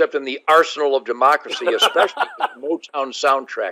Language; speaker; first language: English; native; English